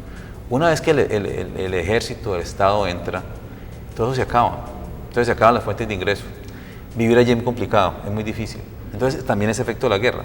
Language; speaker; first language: Spanish; native; Spanish